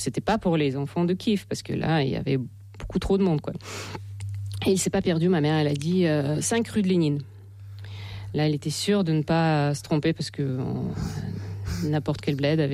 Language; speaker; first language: French; non-native, fluent; Russian